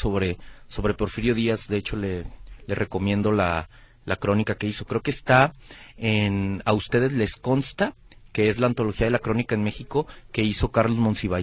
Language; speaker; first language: Spanish; native; Spanish